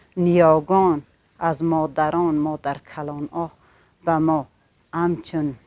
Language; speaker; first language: Tajik; non-native, local second language; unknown